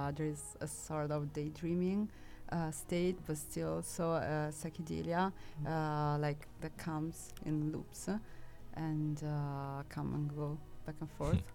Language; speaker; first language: English; non-native, fluent; Italian